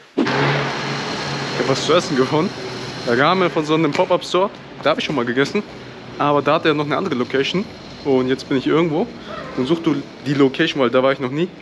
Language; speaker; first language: German; native; German